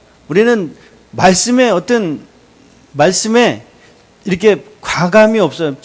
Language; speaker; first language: Korean; native; Korean